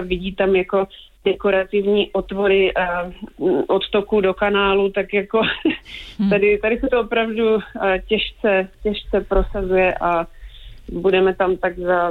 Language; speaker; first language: Czech; native; Czech